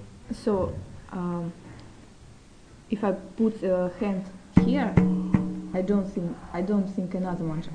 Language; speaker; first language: English; non-native, learner; Russian